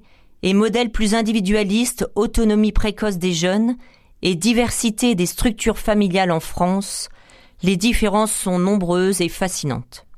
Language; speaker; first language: French; non-native, local second language; Korean